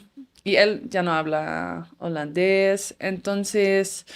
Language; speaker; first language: Spanish; non-native, fluent; Dutch